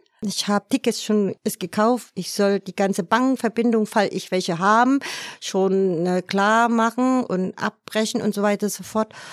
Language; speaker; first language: German; non-native, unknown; Vietnamese